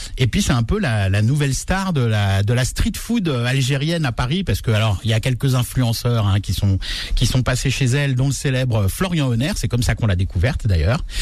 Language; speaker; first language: French; native; French